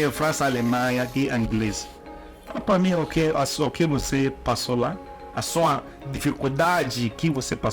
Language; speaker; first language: Portuguese; non-native, learner; Igbo